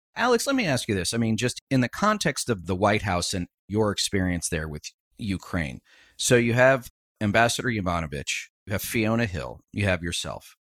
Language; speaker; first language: English; native; English